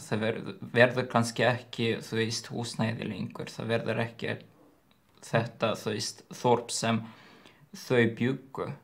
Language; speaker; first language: Icelandic; non-native, fluent; Russian